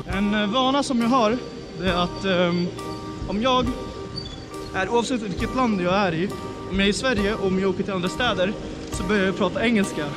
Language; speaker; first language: Swedish; early bilingual, other home language; Nepali